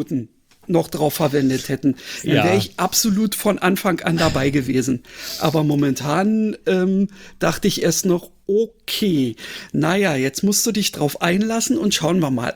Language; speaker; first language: German; native; German